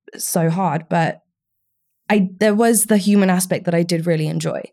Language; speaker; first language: English; early bilingual, other home language; Romanian